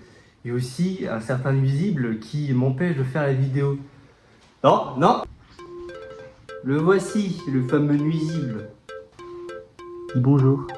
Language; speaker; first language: French; native; French